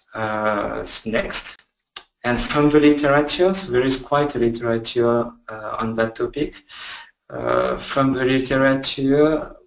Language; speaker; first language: English; non-native, fluent; French